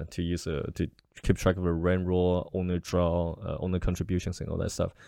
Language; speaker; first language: English; non-native, fluent; Chinese